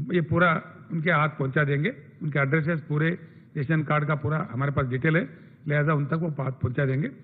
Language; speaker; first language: Hindi; non-native, local second language; Telugu